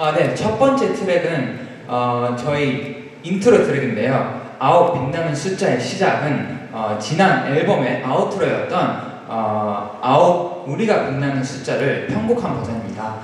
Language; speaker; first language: Korean; early bilingual, heritage; Korean